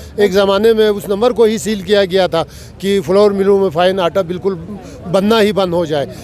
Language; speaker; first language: Urdu; non-native, local second language; Balti